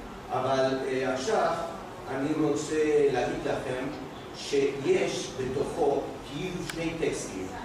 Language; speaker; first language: Hebrew; non-native, fluent; Spanish